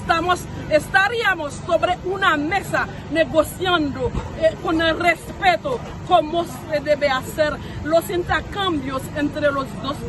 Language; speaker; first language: Spanish; non-native, fluent; Haitian Creole